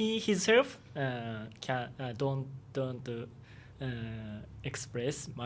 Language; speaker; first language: English; non-native, learner; Japanese